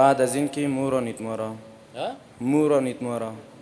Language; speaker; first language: Persian; native; Persian